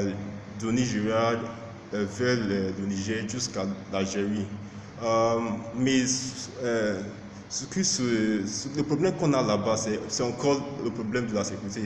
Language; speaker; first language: French; non-native, fluent; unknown